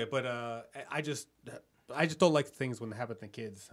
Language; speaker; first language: English; native; English